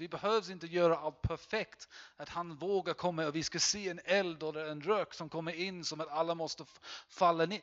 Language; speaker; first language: Swedish; non-native, fluent; English